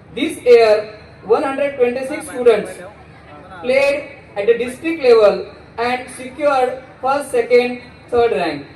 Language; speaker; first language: English; non-native, local second language; Marathi